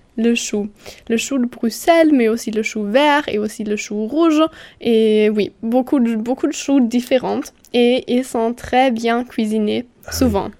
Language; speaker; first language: French; non-native, fluent; German